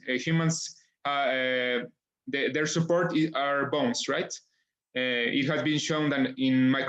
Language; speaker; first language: English; non-native, fluent; Spanish